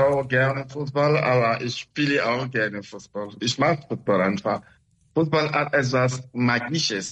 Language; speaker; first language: German; non-native, learner; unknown